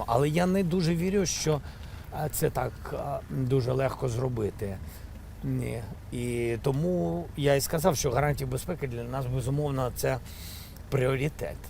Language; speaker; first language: Ukrainian; non-native, local second language; Russian